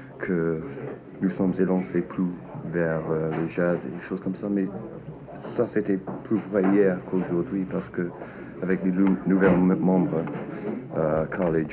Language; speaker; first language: French; non-native, fluent; English